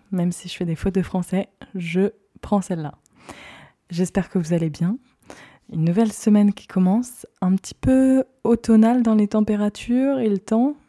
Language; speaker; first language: French; native; French